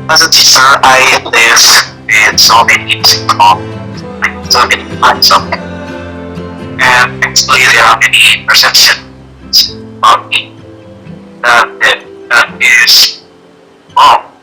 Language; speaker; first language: English; non-native, learner; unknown